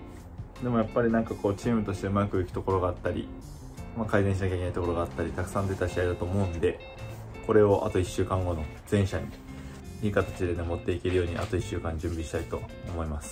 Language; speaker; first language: Japanese; native; Japanese